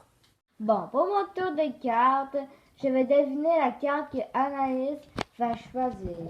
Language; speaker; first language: French; native; French